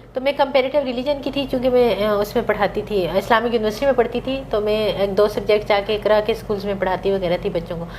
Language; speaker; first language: Urdu; non-native, local second language; Pashto